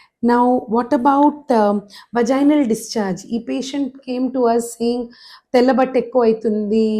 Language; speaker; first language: English; non-native, local second language; Telugu